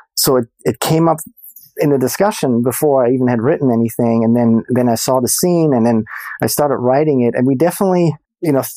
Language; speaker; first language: English; non-native, fluent; German